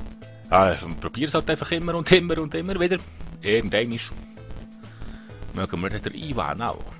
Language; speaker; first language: German; native; German